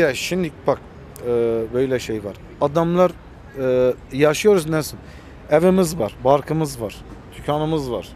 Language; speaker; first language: Turkish; non-native, fluent; Armenian